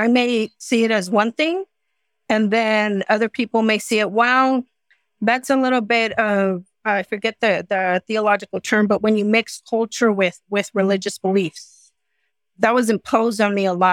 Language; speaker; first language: English; early bilingual, other home language; Spanish